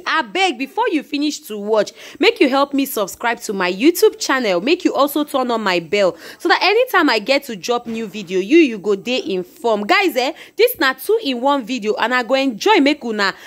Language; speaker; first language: Nigerian Pidgin; native; Nigerian Pidgin